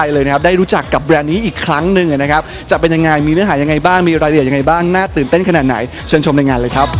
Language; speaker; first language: Thai; native; Thai